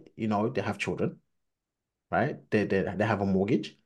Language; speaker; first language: English; early bilingual, other home language; Akan